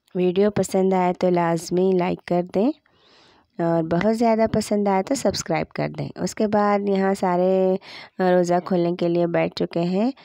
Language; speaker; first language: Hindi; native; Hindi